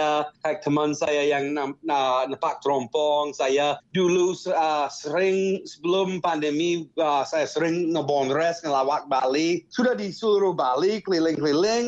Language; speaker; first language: Indonesian; non-native, fluent; English